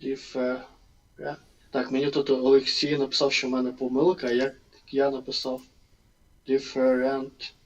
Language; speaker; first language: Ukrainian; non-native, local second language; Russian